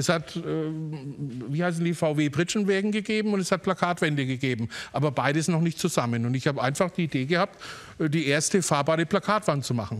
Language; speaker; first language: German; native; German